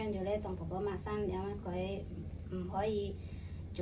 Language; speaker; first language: Cantonese; non-native, learner; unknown